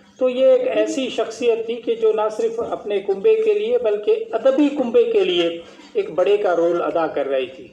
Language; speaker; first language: Urdu; non-native, local second language; Sindhi